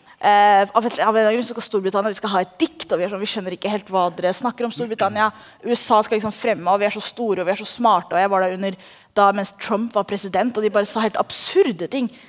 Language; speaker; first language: Norwegian; early bilingual, other home language; Somali